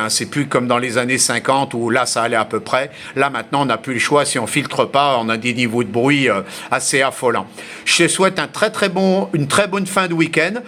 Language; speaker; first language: French; early bilingual, heritage; French